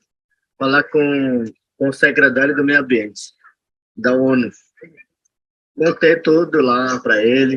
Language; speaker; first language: Portuguese; non-native, local second language; Yanomámi